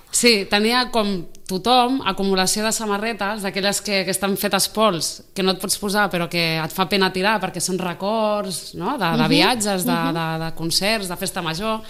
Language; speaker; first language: Catalan; native; Catalan